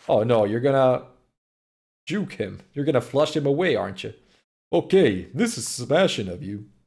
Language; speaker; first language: English; non-native, fluent; Finnish